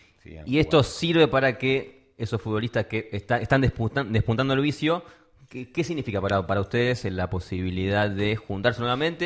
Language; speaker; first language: Spanish; native; Spanish